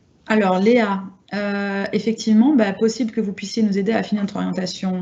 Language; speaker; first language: French; native; French